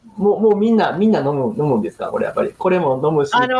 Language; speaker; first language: Japanese; native; Japanese